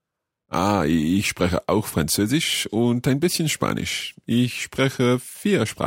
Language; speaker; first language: German; non-native, learner; English